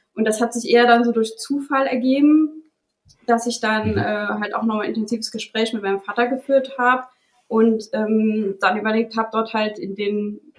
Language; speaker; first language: German; native; German